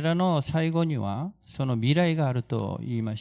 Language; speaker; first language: Japanese; non-native, fluent; Korean